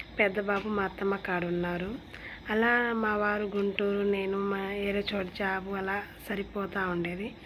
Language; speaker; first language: Telugu; non-native, local second language; Lambadi